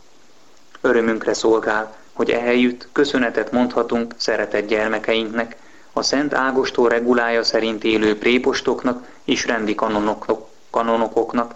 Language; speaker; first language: Hungarian; native; Hungarian